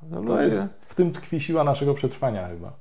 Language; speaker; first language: Polish; native; Polish